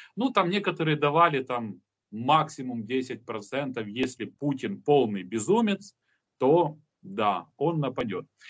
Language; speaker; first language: Russian; non-native, local second language; Ukrainian